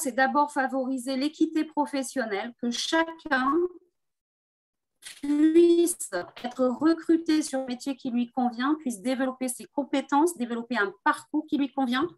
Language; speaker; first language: French; native; French